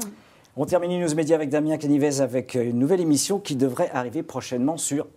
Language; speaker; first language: French; native; French